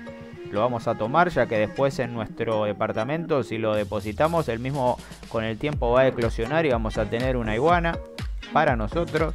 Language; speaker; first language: Spanish; native; Spanish